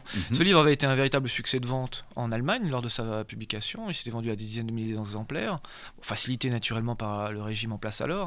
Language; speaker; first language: French; native; French